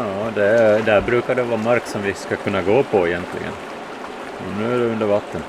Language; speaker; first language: Swedish; native; Swedish